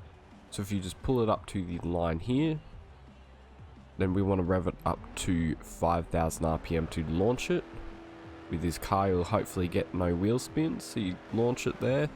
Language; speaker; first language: English; native; English